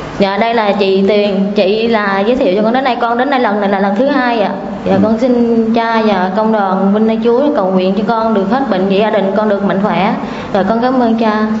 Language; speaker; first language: Vietnamese; native; Vietnamese